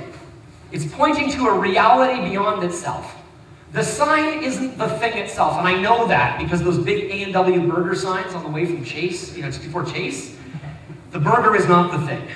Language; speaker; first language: English; native; English